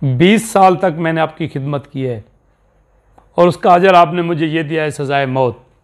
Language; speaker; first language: Urdu; non-native, local second language; Saraiki